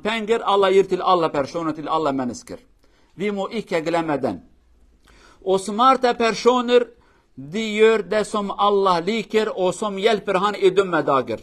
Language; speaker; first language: Swedish; non-native, learner; Kurdish